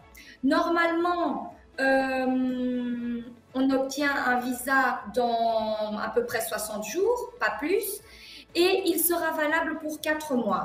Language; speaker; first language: French; non-native, fluent; Portuguese